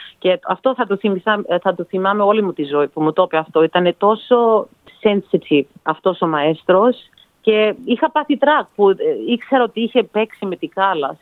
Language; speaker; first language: Greek; early bilingual, heritage; Greek